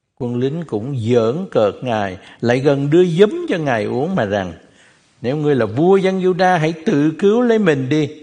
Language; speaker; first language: Vietnamese; native; Vietnamese